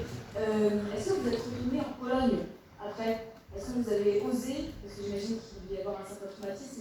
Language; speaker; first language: French; native; French